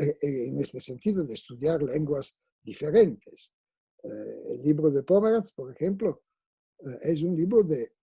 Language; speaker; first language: Spanish; non-native, fluent; Italian